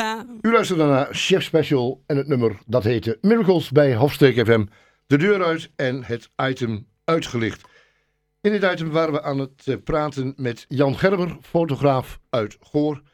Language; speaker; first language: Dutch; native; Dutch